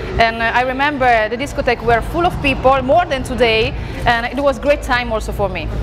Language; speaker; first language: English; non-native, learner; Italian